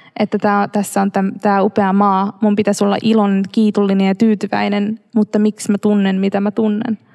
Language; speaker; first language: Finnish; early bilingual, other home language; Arabic